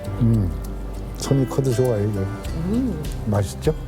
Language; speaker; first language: Korean; native; Korean